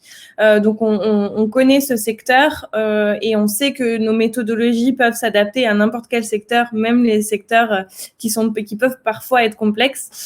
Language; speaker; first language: French; native; French